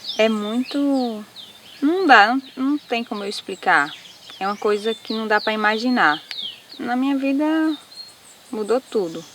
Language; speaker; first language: Portuguese; native; Portuguese